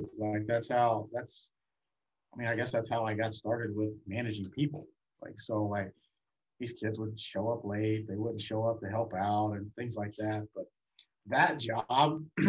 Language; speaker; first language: English; native; English